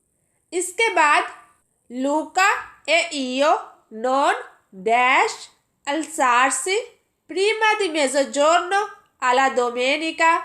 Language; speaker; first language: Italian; non-native, fluent; Urdu